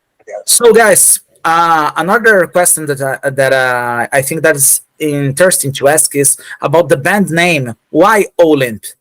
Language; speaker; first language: English; non-native, fluent; Portuguese